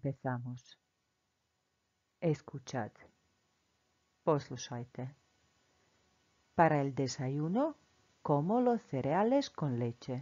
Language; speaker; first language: Spanish; non-native, fluent; Croatian